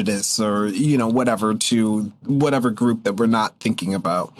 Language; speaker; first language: English; native; English